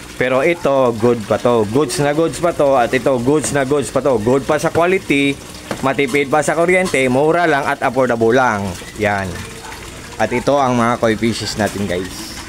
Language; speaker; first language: Filipino; non-native, local second language; Cebuano